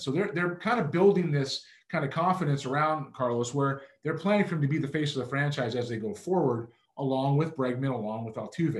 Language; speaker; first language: English; native; English